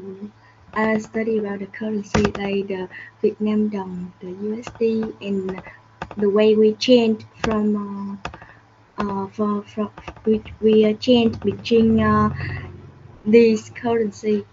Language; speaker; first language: English; non-native, learner; Vietnamese